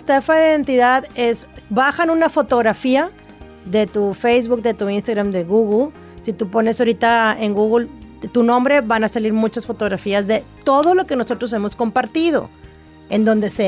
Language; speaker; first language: Spanish; native; Spanish